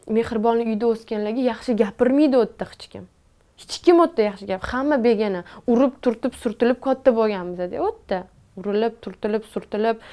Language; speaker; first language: Uzbek; non-native, local second language; Tajik